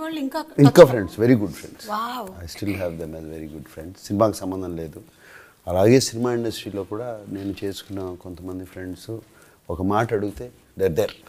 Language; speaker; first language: Telugu; native; Telugu